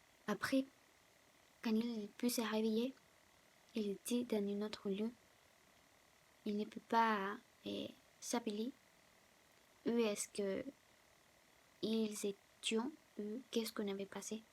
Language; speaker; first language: French; non-native, learner; Spanish